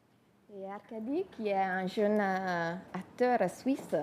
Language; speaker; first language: French; non-native, learner; Italian